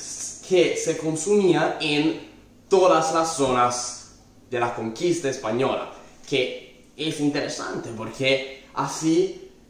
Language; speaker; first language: Spanish; non-native, fluent; Italian